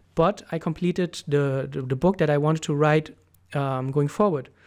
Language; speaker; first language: English; non-native, fluent; German